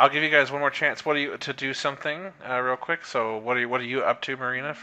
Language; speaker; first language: English; native; English